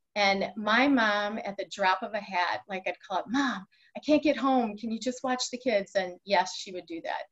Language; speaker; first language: English; native; English